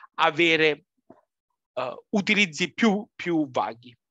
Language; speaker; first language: Italian; native; Italian